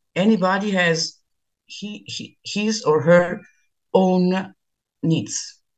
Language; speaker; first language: English; non-native, learner; Italian